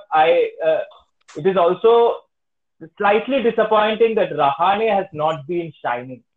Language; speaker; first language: English; non-native, local second language; Malayalam